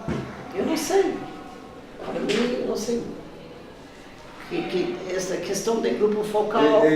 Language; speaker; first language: Spanish; non-native, fluent; English